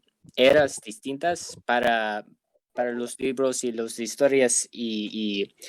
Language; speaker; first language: Spanish; non-native, learner; English